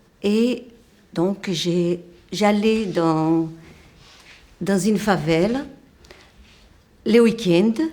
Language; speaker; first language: French; non-native, fluent; Portuguese